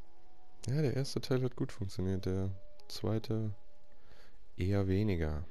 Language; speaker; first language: German; native; German